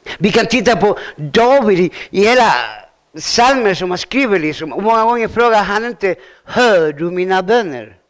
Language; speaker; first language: Swedish; early bilingual, other home language; Spanish